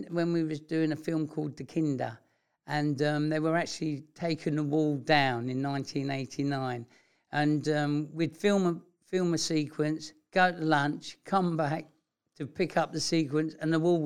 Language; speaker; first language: English; native; English